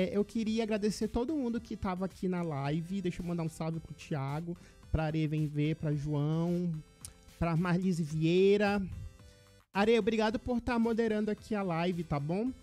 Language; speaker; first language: Portuguese; native; Portuguese